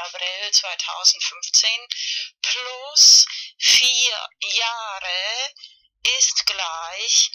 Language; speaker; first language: German; non-native, fluent; Spanish